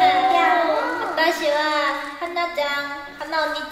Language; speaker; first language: Japanese; non-native, learner; Korean